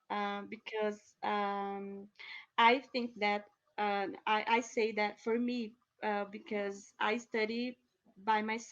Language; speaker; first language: English; non-native, learner; Portuguese